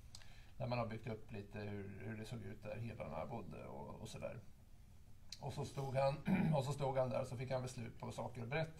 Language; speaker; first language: Swedish; native; Swedish